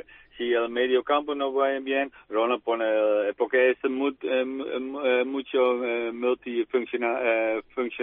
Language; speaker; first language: Spanish; non-native, fluent; Dutch